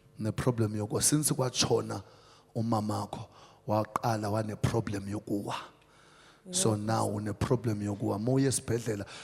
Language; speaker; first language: Zulu; non-native, local second language; Xhosa